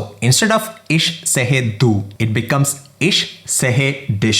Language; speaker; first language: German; non-native, fluent; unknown